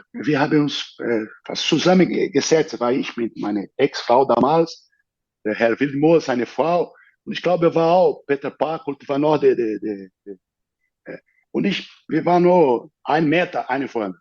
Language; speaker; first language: German; non-native, fluent; Portuguese